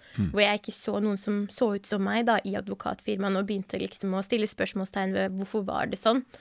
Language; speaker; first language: Norwegian; early bilingual, other home language; Persian